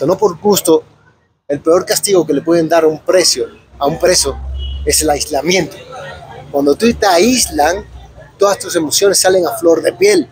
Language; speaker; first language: Spanish; native; Spanish